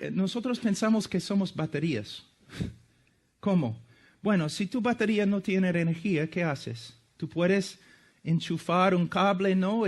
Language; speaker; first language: Spanish; non-native, fluent; English